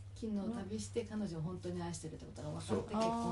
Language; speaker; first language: Japanese; native; Japanese